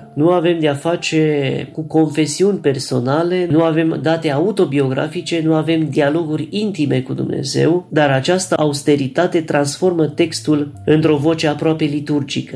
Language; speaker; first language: Romanian; native; Romanian